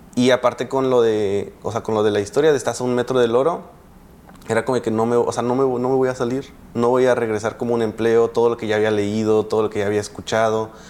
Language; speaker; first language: Spanish; native; Spanish